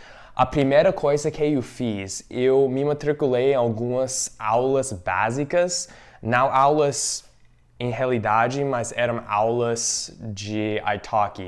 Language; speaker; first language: Portuguese; non-native, fluent; English